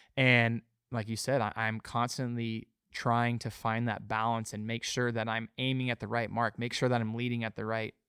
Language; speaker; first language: English; native; English